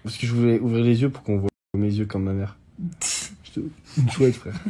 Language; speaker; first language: French; native; French